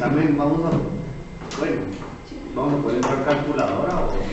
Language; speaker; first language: Spanish; native; Spanish